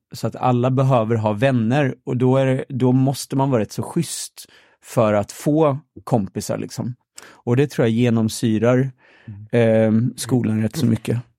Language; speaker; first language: Swedish; native; Swedish